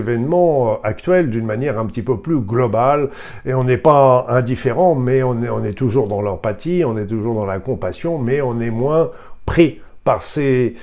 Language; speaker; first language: French; native; French